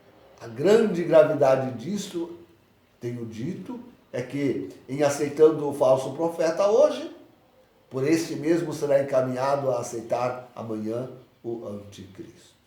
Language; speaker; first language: Portuguese; native; Portuguese